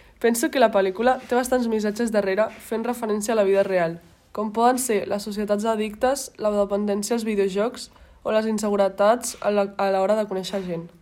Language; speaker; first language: Catalan; native; Catalan